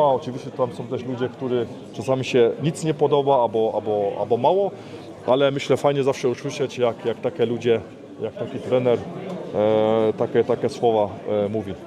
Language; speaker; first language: Polish; early bilingual, heritage; Polish